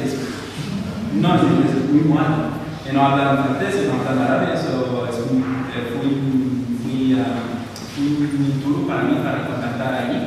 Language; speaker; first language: Spanish; non-native, learner; Arabic